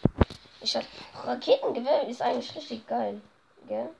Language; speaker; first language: German; native; German